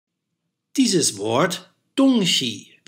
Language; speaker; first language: German; non-native, fluent; Dutch